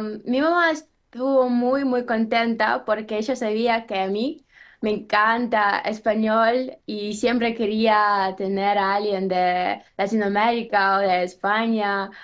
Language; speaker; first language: Spanish; non-native, learner; Ukrainian